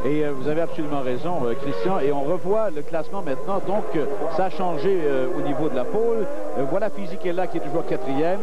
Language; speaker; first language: French; native; French